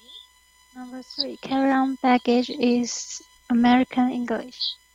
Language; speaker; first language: English; non-native, learner; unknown